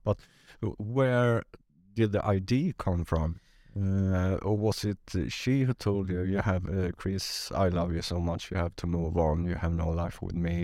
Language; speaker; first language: English; non-native, fluent; Swedish